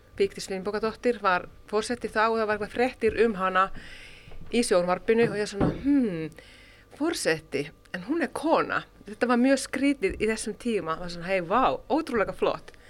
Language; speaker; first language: Icelandic; non-native, fluent; Finnish